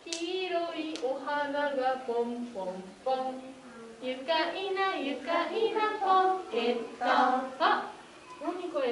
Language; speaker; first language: Japanese; native; Japanese